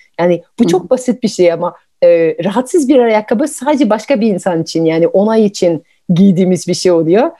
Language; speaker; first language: Turkish; non-native, fluent; French